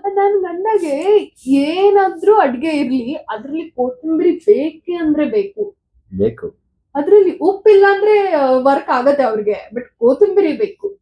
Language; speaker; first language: Kannada; non-native, learner; Marathi